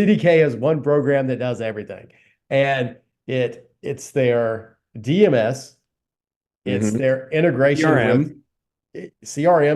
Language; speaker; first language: English; native; English